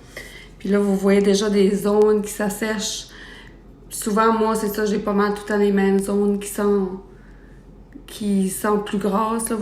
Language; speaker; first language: French; native; French